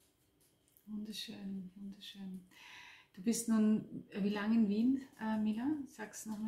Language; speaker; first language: German; native; German